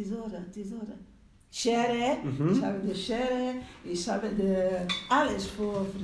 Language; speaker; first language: German; non-native, learner; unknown